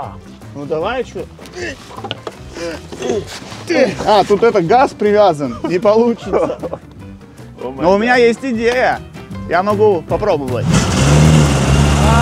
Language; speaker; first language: Russian; native; Russian